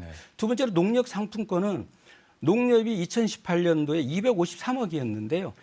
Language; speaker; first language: Korean; native; Korean